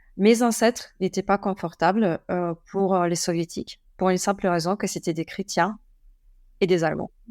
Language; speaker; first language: French; non-native, fluent; Russian